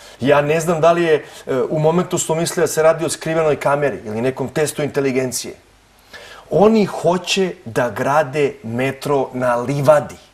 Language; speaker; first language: Serbian; native; Serbian